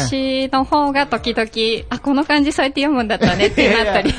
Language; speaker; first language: Japanese; native; Japanese